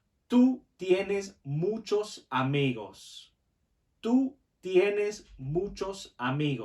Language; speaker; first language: Spanish; non-native, fluent; English